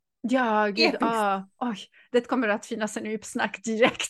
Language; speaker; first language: Swedish; non-native, fluent; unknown